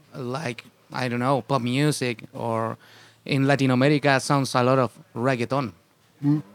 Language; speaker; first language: English; non-native, fluent; Spanish